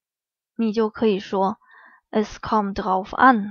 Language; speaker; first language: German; non-native, fluent; Chinese